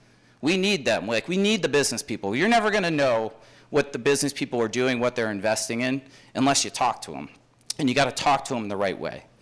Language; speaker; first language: English; native; English